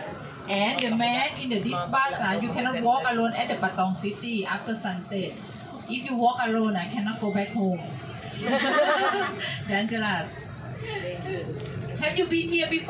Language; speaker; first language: English; non-native, learner; Thai